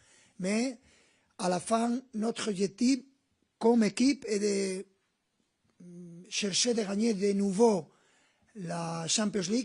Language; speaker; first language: French; non-native, fluent; Spanish